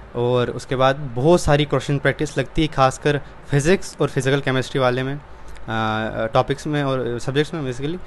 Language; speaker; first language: Hindi; native; Hindi